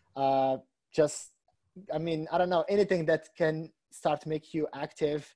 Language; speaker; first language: English; non-native, fluent; Arabic